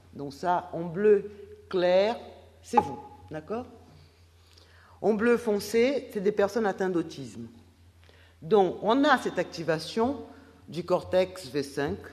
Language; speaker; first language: French; non-native, fluent; Portuguese